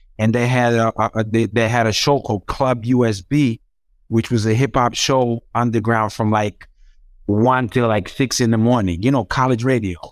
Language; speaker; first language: English; non-native, fluent; Croatian